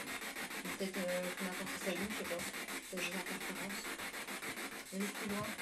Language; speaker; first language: French; native; French